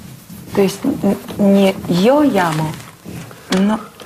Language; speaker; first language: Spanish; non-native, learner; Russian